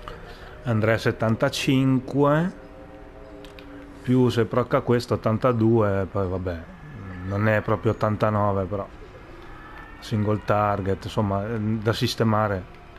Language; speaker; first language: Italian; native; Italian